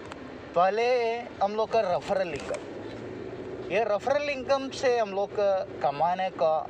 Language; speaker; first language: Hindi; non-native, local second language; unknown